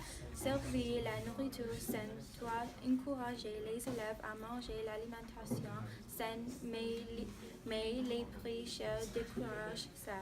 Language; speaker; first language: French; non-native, learner; English